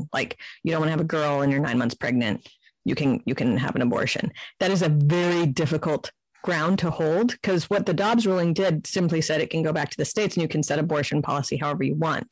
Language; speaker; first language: English; native; English